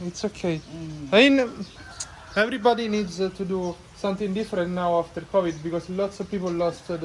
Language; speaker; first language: English; non-native, fluent; Italian